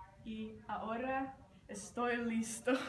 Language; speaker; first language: Spanish; non-native, learner; English